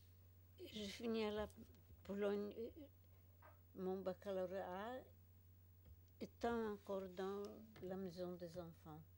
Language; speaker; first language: French; non-native, fluent; Polish